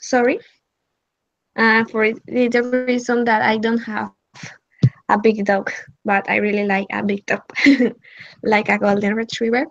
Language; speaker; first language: English; non-native, learner; Spanish